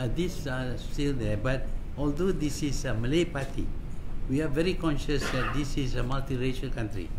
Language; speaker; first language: English; non-native, local second language; Malay